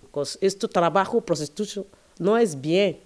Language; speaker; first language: Spanish; non-native, learner; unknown